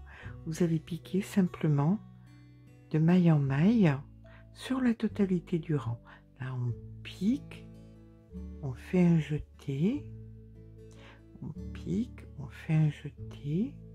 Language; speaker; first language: French; native; French